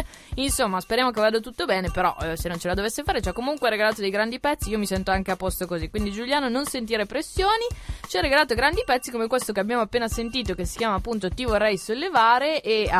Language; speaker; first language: Italian; native; Italian